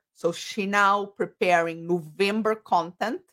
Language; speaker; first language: English; non-native, fluent; Portuguese